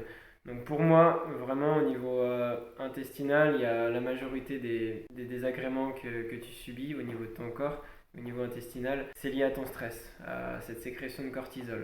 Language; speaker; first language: French; native; French